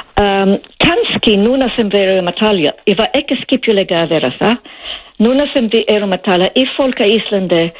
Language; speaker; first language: Icelandic; non-native, learner; Hebrew